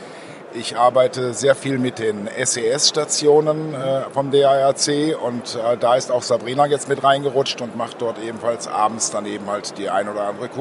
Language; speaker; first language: German; native; German